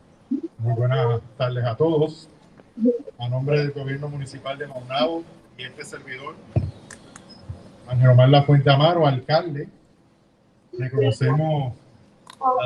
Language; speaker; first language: Spanish; native; Spanish